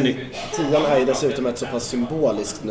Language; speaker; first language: Swedish; native; Swedish